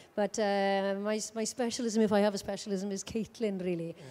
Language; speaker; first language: English; native; English